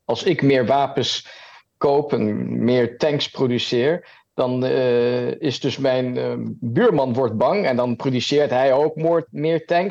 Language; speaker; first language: Dutch; early bilingual, heritage; German